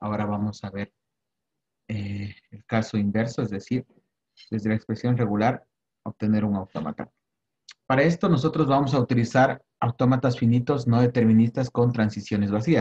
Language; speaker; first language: Spanish; native; Spanish